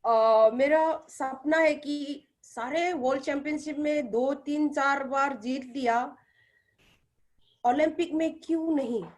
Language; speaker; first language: Hindi; non-native, local second language; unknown